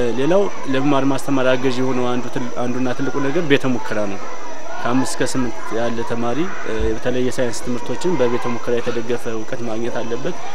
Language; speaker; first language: Amharic; native; Amharic